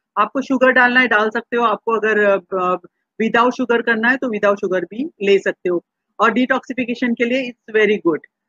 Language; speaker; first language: Hindi; non-native, local second language; Marathi